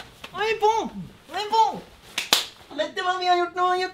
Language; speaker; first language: Norwegian; native; Norwegian